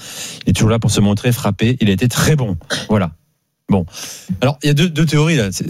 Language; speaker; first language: French; native; French